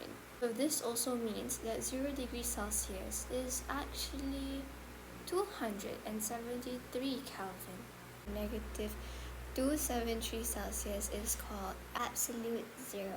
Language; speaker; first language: English; non-native, local second language; Malay